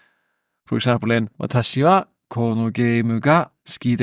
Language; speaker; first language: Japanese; non-native, learner; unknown